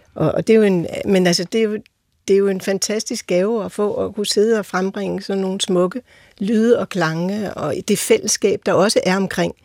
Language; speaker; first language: Danish; native; Danish